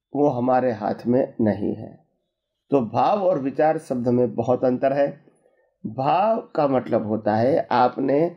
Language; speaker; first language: Hindi; non-native, local second language; Gujarati